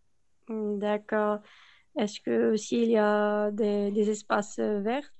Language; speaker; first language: French; non-native, learner; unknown